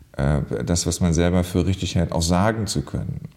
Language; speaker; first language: German; native; German